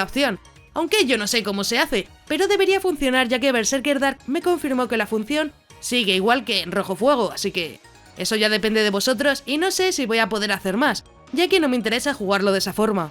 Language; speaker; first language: Spanish; native; Spanish